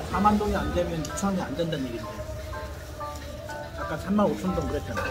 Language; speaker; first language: Korean; native; Korean